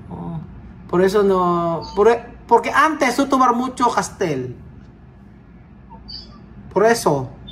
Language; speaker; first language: Spanish; non-native, learner; Filipino